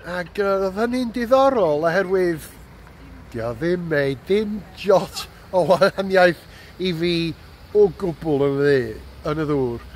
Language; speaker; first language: Welsh; native; Welsh